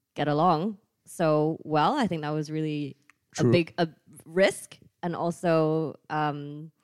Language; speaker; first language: English; non-native, fluent; Thai